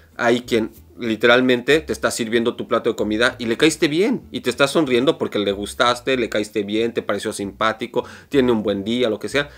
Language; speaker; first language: Spanish; native; Spanish